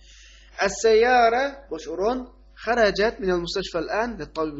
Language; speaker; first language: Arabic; non-native, fluent; Uyghur